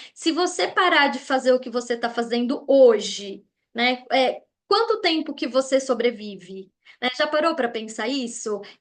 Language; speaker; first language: Portuguese; native; Portuguese